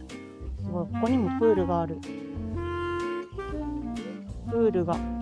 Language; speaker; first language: Japanese; native; Japanese